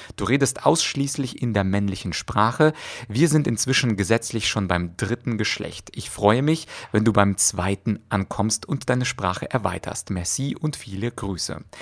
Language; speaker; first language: German; early bilingual, other home language; Russian